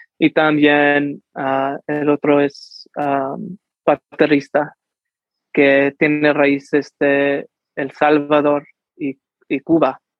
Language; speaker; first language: Spanish; early bilingual, heritage; English